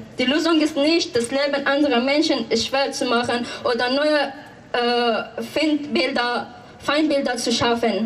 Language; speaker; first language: German; non-native, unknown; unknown